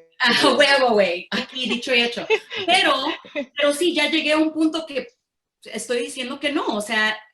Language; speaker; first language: Spanish; early bilingual, heritage; Spanish